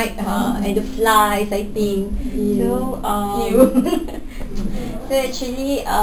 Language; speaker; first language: English; non-native, local second language; Malay